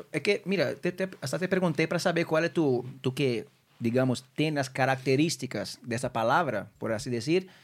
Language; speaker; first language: Spanish; non-native, fluent; Portuguese